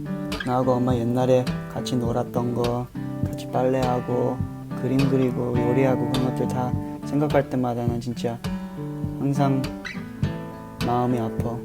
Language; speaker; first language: Korean; early bilingual, heritage; Korean